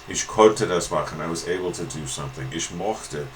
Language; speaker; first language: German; non-native, fluent; English